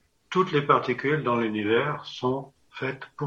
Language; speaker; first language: French; native; French